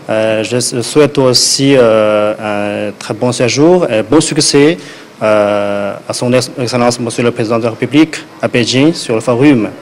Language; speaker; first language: French; non-native, fluent; Chinese